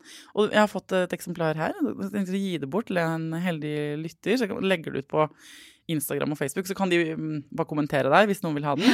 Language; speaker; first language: Norwegian; native; Norwegian